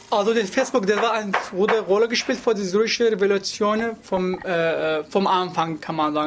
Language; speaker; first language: German; non-native, learner; Arabic